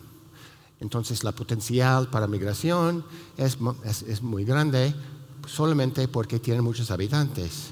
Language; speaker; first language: Spanish; non-native, fluent; English